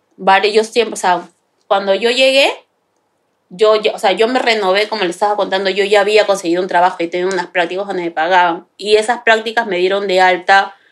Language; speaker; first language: Spanish; native; Spanish